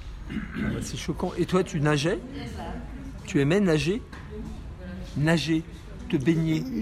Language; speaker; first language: French; native; French